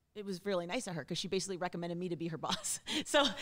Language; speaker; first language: English; native; English